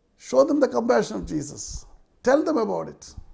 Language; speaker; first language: English; non-native, local second language; Malayalam